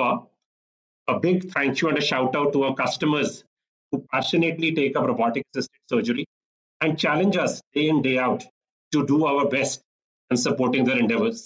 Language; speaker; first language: English; non-native, local second language; Punjabi